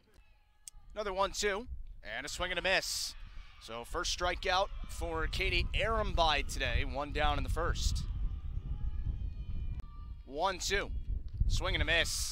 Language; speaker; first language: English; native; English